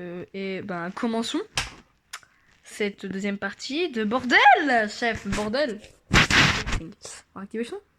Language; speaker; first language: French; native; French